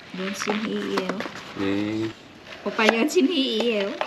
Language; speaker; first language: Korean; non-native, learner; Vietnamese